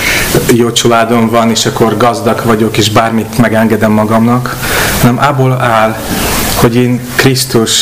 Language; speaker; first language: Hungarian; non-native, fluent; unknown